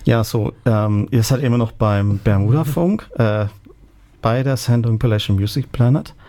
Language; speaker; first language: German; native; German